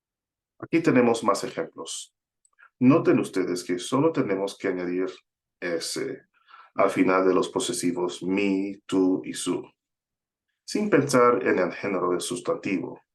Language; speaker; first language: Spanish; non-native, fluent; English